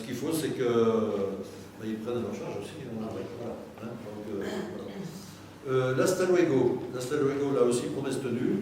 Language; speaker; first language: French; native; French